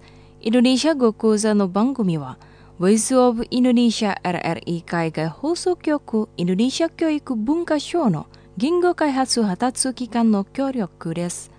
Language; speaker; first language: Japanese; non-native, fluent; Indonesian